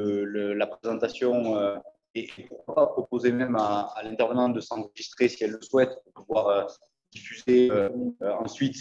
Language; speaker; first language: French; native; French